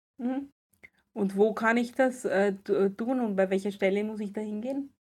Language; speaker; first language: German; native; German